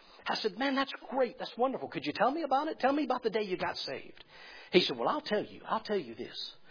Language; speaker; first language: English; native; English